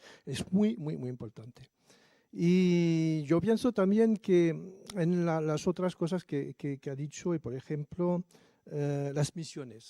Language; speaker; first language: Spanish; non-native, fluent; French